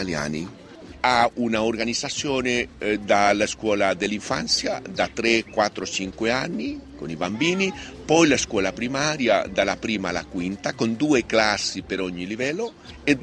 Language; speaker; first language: Italian; early bilingual, heritage; Spanish